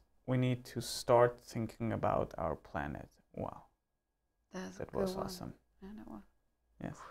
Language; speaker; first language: English; non-native, fluent; German